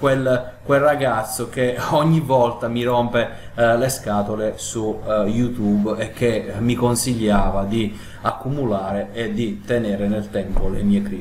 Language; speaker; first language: Italian; native; Italian